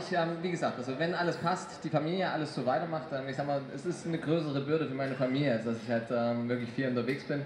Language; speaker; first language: German; native; German